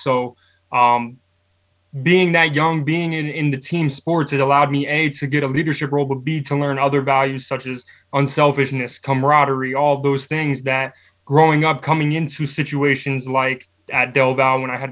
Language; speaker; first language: English; native; English